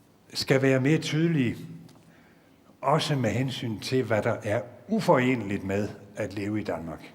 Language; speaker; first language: Danish; native; Danish